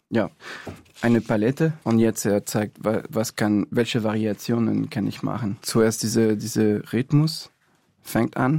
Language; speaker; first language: German; non-native, fluent; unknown